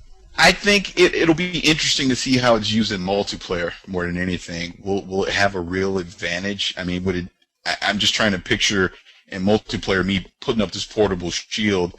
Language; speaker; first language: English; native; English